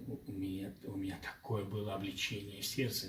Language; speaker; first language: Russian; native; Russian